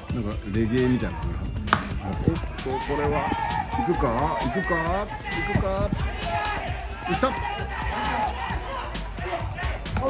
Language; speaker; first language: Japanese; native; Japanese